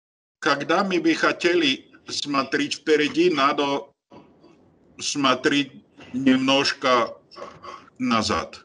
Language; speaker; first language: Russian; non-native, learner; Slovak